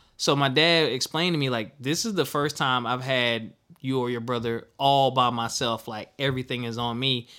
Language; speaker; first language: English; native; English